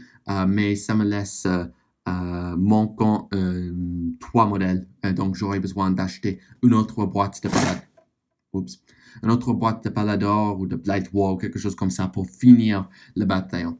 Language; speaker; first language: French; non-native, fluent; English